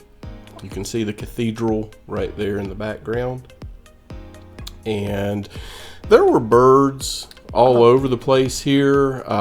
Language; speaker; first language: English; native; English